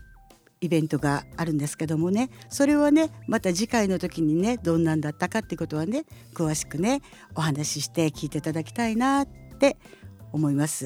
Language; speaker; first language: Japanese; native; Japanese